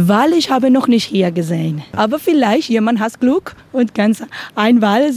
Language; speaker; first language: German; non-native, learner; Spanish